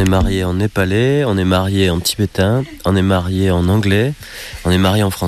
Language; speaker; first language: French; native; French